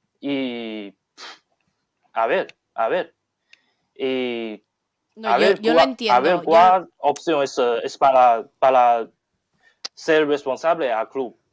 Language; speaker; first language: Spanish; non-native, learner; Chinese